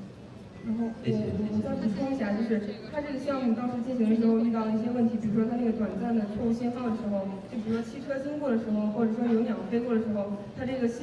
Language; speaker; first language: Chinese; native; Chinese